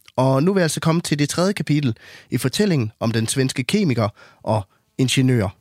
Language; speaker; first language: Danish; native; Danish